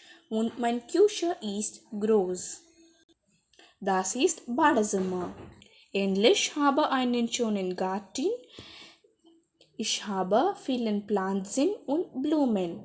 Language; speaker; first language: German; non-native, learner; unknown